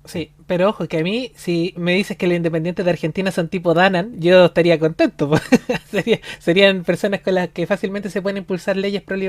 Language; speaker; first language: Spanish; native; Spanish